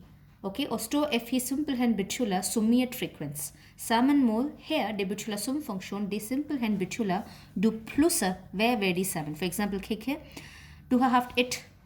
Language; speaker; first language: Danish; non-native, fluent; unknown